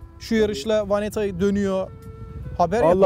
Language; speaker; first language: Turkish; native; Turkish